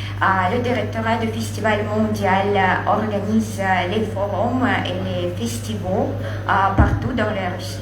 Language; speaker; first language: French; non-native, fluent; Russian